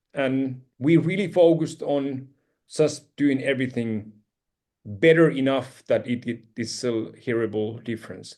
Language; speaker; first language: English; non-native, fluent; Finnish